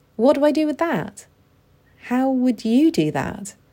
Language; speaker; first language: English; native; English